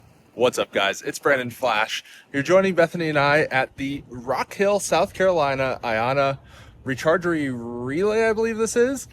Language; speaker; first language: English; native; English